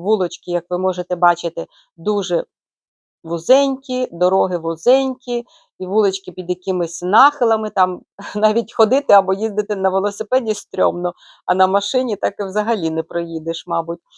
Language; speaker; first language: Ukrainian; native; Ukrainian